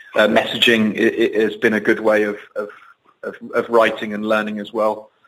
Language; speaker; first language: English; native; English